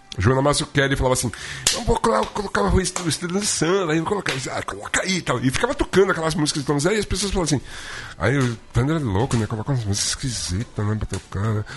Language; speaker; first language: Portuguese; native; Portuguese